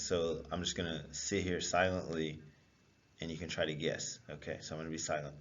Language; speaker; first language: English; native; English